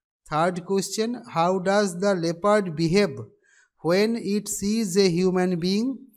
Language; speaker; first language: English; non-native, local second language; Bangla